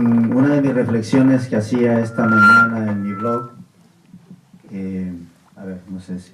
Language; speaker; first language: Spanish; native; Spanish